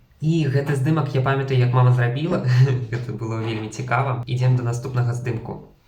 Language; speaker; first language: Belarusian; non-native, local second language; Russian